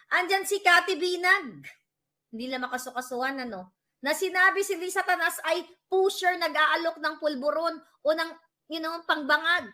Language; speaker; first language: Filipino; non-native, local second language; Cebuano